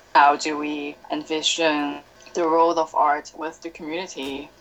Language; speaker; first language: English; non-native, local second language; Cantonese